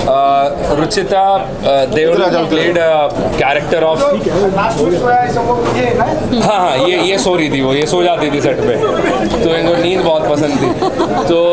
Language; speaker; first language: Hindi; native; Hindi